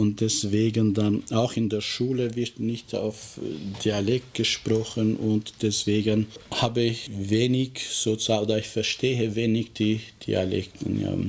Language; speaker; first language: German; non-native, fluent; Albanian